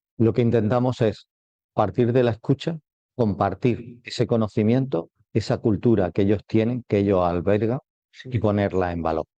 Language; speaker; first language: Spanish; native; Spanish